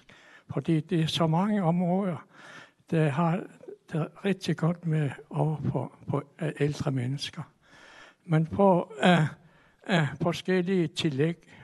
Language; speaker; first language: Danish; non-native, local second language; Kalaallisut